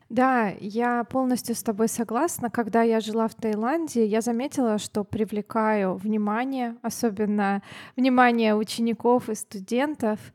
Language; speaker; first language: Russian; native; Russian